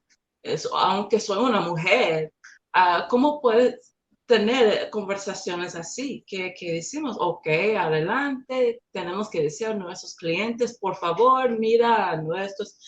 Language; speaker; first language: Spanish; non-native, learner; English